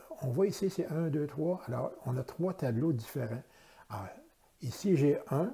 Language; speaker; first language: French; native; French